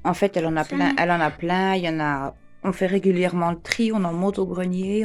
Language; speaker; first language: French; native; French